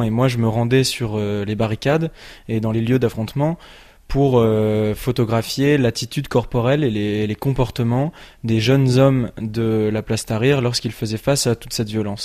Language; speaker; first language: French; native; French